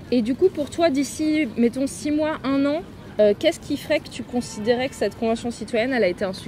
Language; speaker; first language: French; native; French